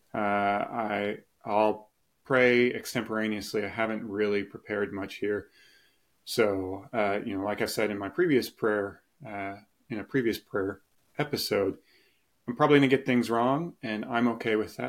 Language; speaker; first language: English; native; English